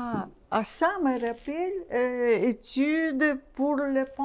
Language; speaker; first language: French; non-native, learner; Russian